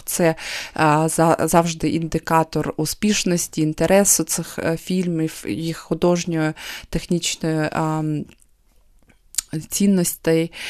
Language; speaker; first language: Ukrainian; non-native, local second language; Russian